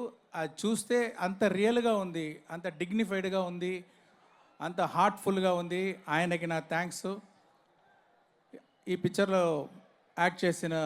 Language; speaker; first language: Telugu; non-native, fluent; Tamil